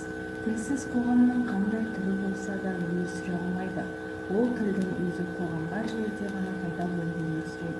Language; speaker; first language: Kazakh; native; Kazakh